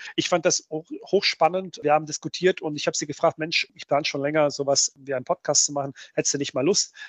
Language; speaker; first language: German; early bilingual, other home language; Bosnian